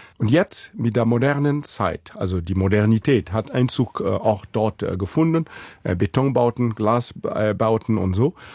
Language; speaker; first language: German; non-native, fluent; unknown